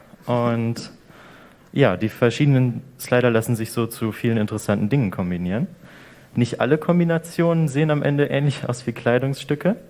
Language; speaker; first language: German; native; German